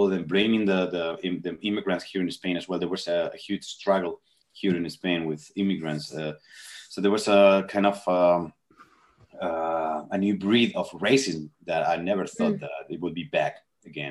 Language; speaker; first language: English; non-native, fluent; Spanish